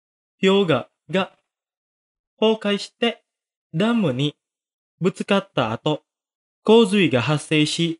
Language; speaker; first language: Japanese; non-native, fluent; Indonesian